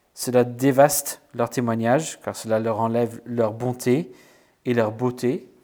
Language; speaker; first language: French; non-native, fluent; English